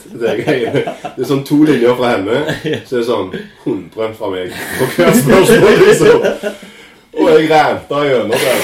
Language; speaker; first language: Norwegian; native; Norwegian